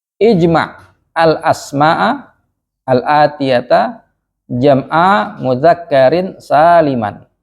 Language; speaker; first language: Arabic; non-native, fluent; Indonesian